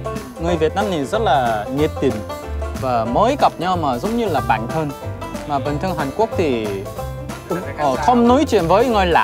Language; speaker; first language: Vietnamese; non-native, learner; Korean